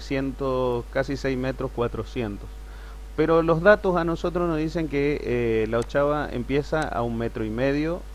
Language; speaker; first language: Spanish; native; Spanish